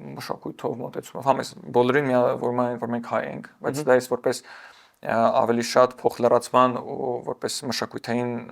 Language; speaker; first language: Armenian; early bilingual, heritage; Armenian